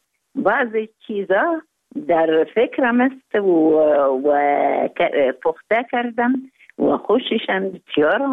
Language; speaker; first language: Persian; non-native, fluent; Arabic